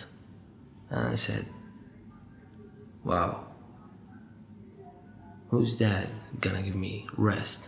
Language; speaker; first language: English; non-native, fluent; Arabic